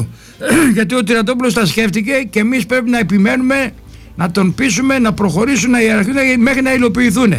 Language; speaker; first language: Greek; native; Greek